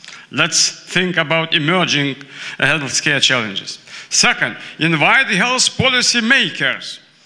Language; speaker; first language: English; non-native, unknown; Lithuanian